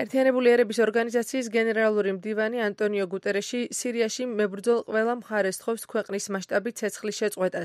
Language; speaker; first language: Georgian; native; Georgian